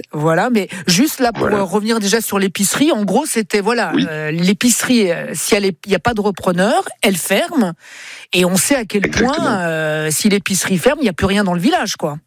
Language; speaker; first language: French; native; French